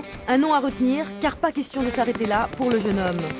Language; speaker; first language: French; native; French